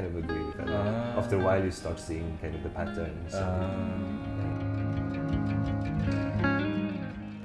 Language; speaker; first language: English; non-native, fluent; Swedish